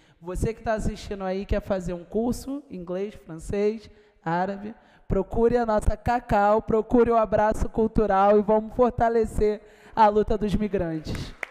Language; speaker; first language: Portuguese; native; Portuguese